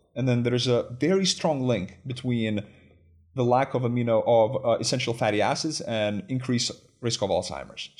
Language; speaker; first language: English; non-native, fluent; Lithuanian